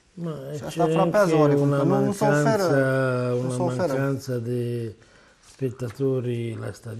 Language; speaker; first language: Romanian; non-native, learner; Italian